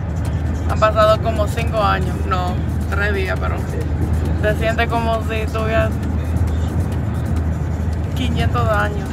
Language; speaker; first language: Spanish; non-native, fluent; English